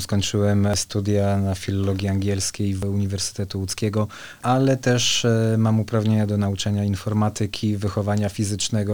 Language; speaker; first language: Polish; native; Polish